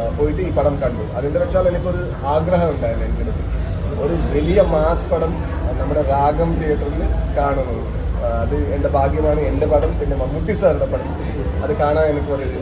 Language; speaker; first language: Malayalam; non-native, local second language; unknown